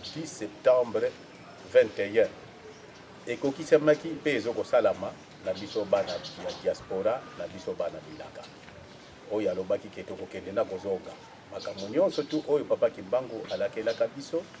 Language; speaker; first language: Lingala; non-native, local second language; Kongo